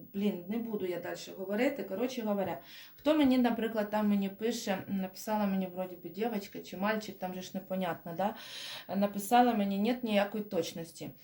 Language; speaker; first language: Ukrainian; non-native, local second language; Russian